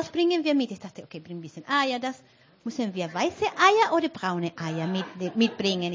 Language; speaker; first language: German; non-native, fluent; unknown